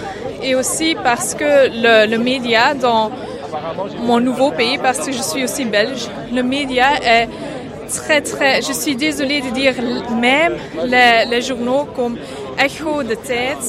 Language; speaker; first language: French; non-native, fluent; Persian